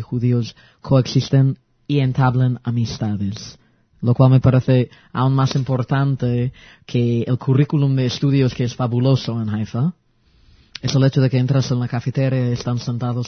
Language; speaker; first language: Spanish; early bilingual, heritage; Spanish